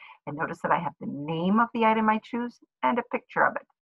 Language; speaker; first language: English; native; English